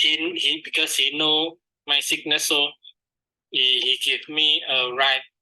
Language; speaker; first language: English; non-native, learner; Indonesian